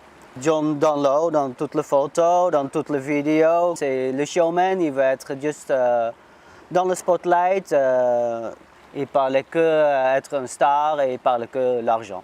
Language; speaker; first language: French; non-native, learner; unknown